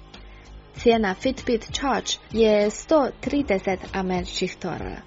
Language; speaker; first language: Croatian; non-native, fluent; Chinese